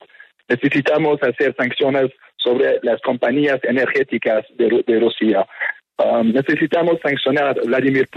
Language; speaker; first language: Spanish; non-native, fluent; French